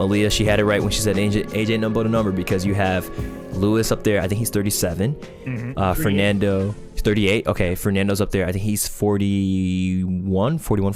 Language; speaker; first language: English; native; English